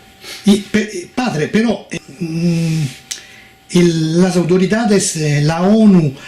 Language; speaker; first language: Spanish; non-native, fluent; Italian